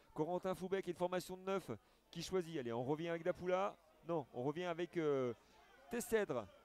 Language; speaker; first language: French; native; French